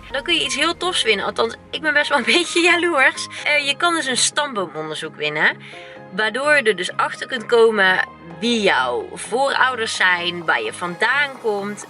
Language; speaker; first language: Dutch; native; Dutch